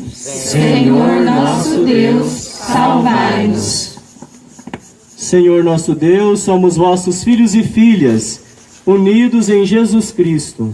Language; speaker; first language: Portuguese; native; Portuguese